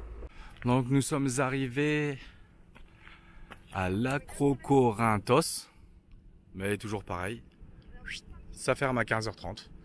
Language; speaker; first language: French; native; French